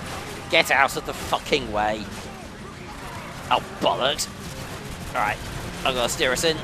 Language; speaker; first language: English; native; English